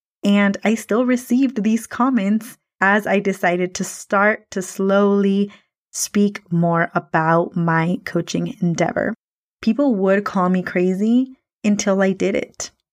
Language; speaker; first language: English; early bilingual, other home language; Spanish